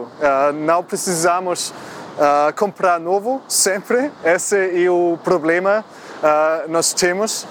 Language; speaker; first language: Portuguese; non-native, fluent; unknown